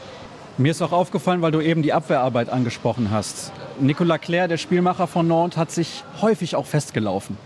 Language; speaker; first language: German; native; German